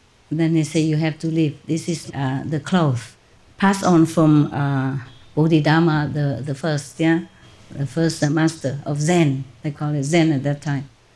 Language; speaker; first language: English; non-native, fluent; Vietnamese